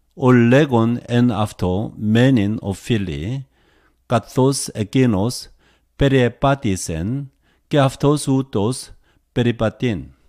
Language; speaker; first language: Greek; non-native, learner; Korean